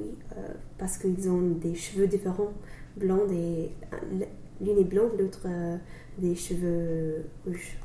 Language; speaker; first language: French; non-native, learner; English